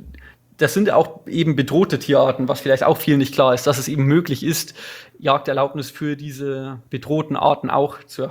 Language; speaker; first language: German; native; German